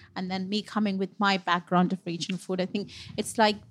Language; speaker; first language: English; non-native, local second language; Punjabi